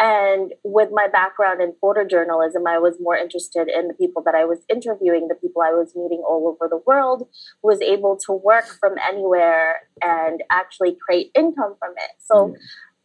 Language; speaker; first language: English; early bilingual, other home language; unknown